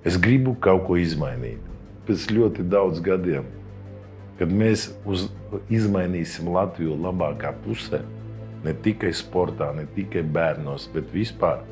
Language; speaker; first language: Latvian; non-native, local second language; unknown